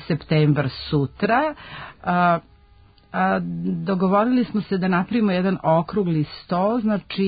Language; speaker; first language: Serbian; native; Serbian